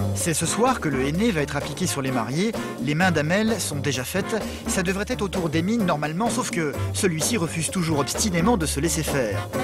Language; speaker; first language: French; native; French